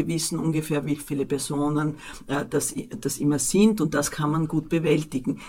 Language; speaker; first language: German; native; German